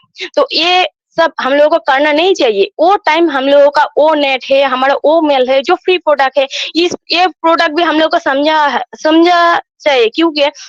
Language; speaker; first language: Hindi; non-native, local second language; Bangla